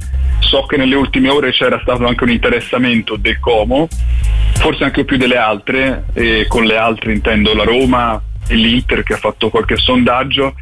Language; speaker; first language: Italian; native; Italian